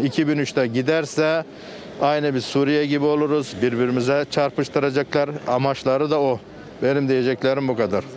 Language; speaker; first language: Turkish; native; Turkish